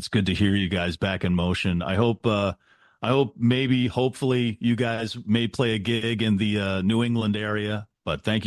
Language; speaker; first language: English; native; English